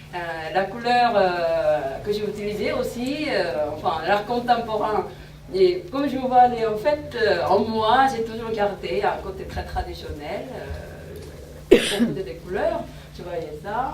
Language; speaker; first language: French; non-native, fluent; Korean